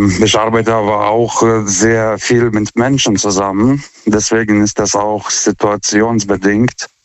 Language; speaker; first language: German; non-native, fluent; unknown